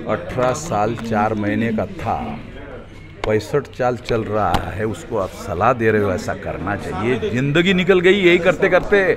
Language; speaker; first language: Hindi; non-native, local second language; Marathi